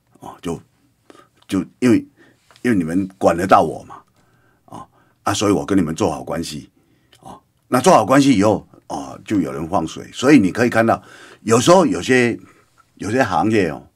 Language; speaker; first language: Chinese; native; Chinese